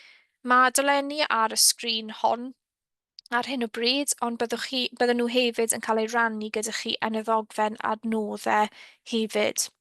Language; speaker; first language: Welsh; native; Welsh